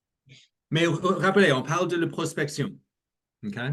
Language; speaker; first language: French; non-native, learner; English